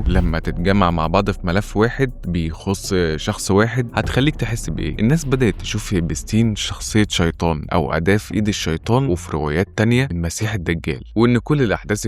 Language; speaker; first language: Arabic; native; Arabic